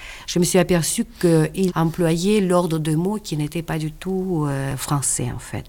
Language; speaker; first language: French; non-native, fluent; Russian